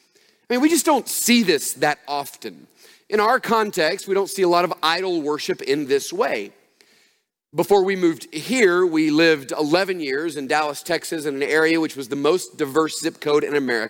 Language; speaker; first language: English; native; English